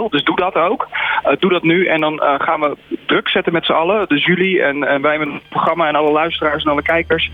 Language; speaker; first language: Dutch; native; Dutch